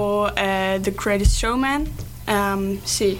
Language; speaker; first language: Spanish; non-native, learner; German